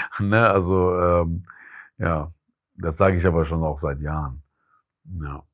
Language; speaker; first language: German; early bilingual, other home language; Persian